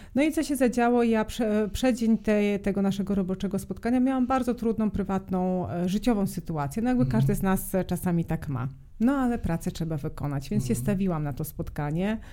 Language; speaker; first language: Polish; non-native, fluent; Serbian